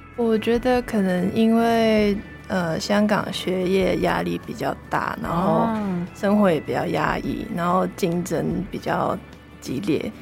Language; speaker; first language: Chinese; non-native, local second language; Cantonese